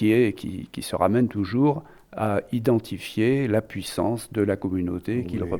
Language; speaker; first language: French; native; French